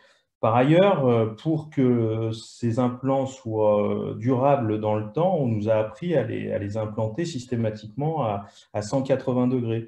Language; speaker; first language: French; native; French